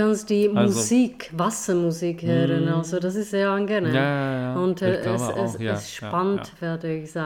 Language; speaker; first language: German; non-native, fluent; Czech